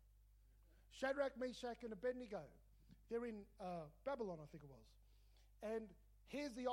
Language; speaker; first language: English; native; English